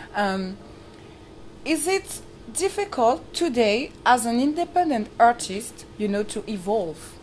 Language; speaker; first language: English; non-native, fluent; French